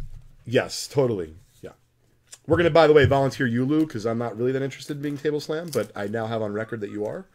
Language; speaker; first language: English; native; English